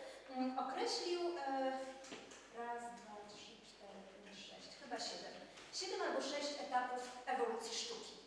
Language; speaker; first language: Polish; native; Polish